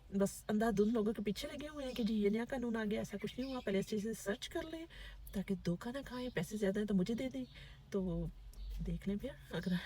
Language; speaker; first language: Urdu; native; Urdu